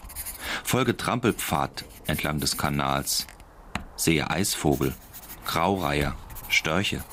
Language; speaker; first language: German; native; German